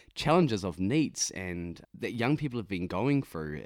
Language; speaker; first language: English; native; English